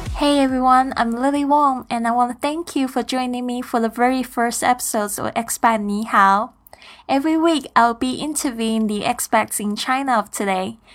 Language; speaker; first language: English; non-native, fluent; Chinese